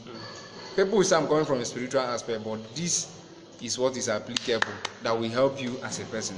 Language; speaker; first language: English; non-native, local second language; Igbo